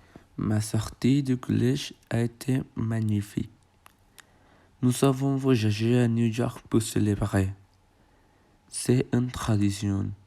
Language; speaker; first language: French; non-native, learner; Spanish